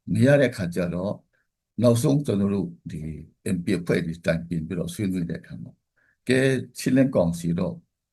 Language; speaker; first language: Burmese; non-native, local second language; Hakha Chin